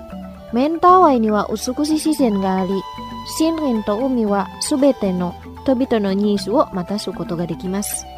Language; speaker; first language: Japanese; non-native, fluent; Indonesian